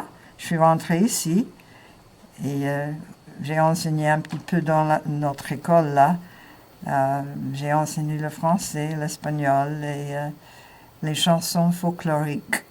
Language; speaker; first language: French; non-native, fluent; English